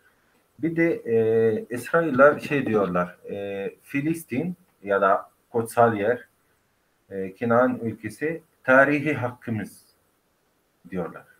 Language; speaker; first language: Turkish; non-native, fluent; Arabic